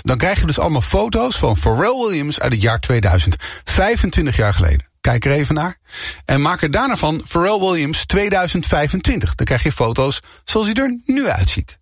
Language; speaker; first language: Dutch; native; Dutch